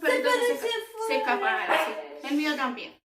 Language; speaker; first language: Spanish; native; Spanish